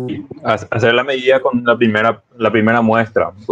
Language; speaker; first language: Spanish; native; Spanish